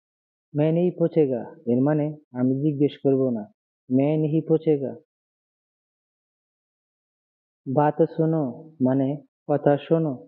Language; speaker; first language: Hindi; non-native, learner; Bangla